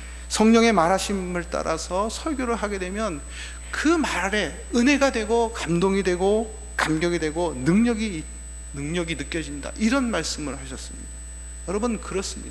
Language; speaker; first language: Korean; native; Korean